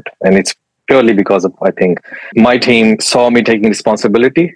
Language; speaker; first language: English; non-native, local second language; Urdu